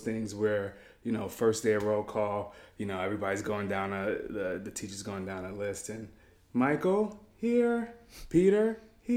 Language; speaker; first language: English; native; English